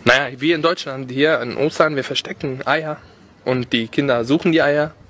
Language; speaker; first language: German; native; German